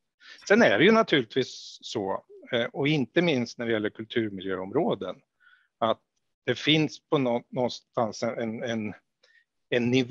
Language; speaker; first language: Swedish; native; Swedish